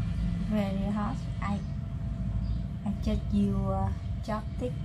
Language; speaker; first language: English; non-native, learner; Vietnamese